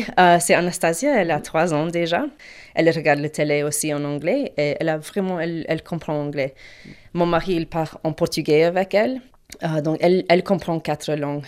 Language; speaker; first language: French; non-native, learner; Ukrainian